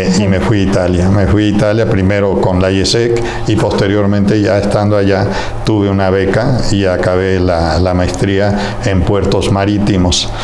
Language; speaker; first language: Spanish; native; Spanish